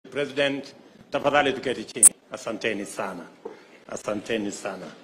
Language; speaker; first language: Swahili; non-native, local second language; Kalenjin